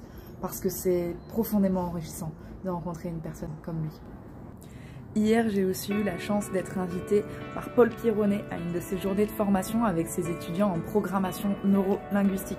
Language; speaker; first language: French; native; French